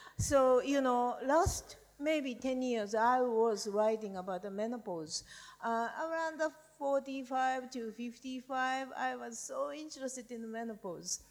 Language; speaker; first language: English; non-native, fluent; Japanese